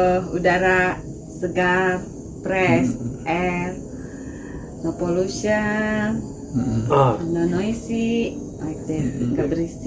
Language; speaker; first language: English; non-native, learner; Indonesian